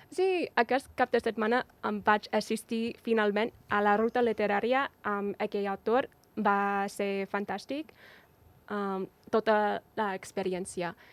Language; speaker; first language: Catalan; non-native, fluent; English